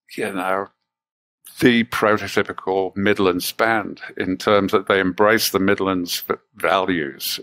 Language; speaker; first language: English; native; English